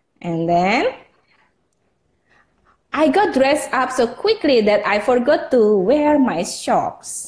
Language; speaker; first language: English; non-native, fluent; Indonesian